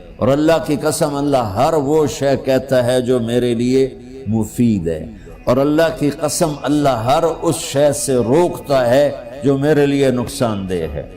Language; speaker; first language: Urdu; non-native, local second language; Punjabi